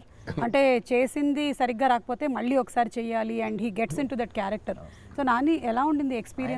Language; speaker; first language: Telugu; native; Telugu